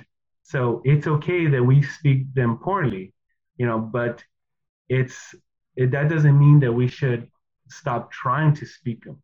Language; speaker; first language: English; early bilingual, other home language; Spanish